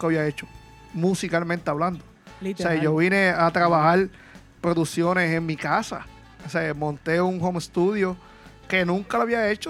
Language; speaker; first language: Spanish; native; Spanish